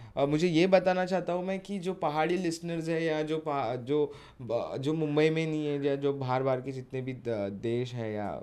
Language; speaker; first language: Hindi; native; Hindi